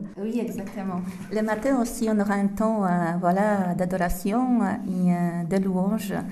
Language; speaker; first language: French; non-native, fluent; Polish